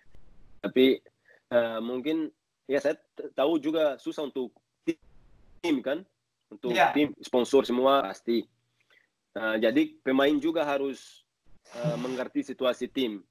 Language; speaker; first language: Indonesian; non-native, learner; Portuguese